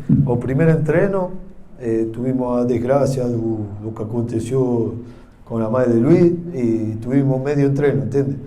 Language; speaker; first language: Portuguese; non-native, learner; Spanish